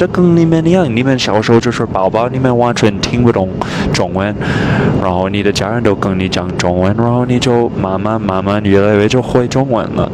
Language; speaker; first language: Chinese; non-native, fluent; English